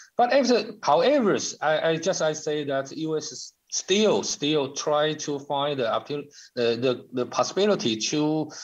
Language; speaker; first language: English; non-native, learner; Chinese